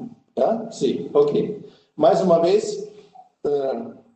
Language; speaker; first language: Portuguese; non-native, learner; German